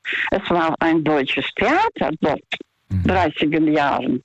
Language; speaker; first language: German; non-native, fluent; Russian